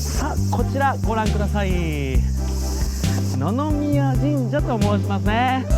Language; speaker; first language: Japanese; native; Japanese